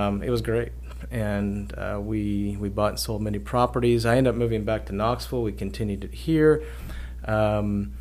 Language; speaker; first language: English; native; English